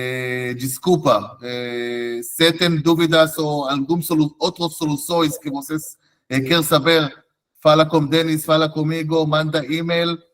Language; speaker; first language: Portuguese; non-native, fluent; Hebrew